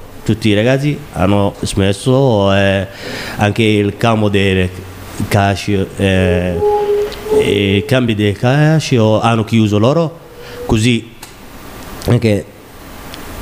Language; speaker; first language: Italian; non-native, learner; Somali